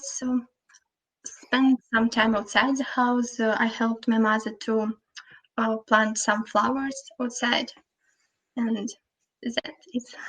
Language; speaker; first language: English; non-native, fluent; Russian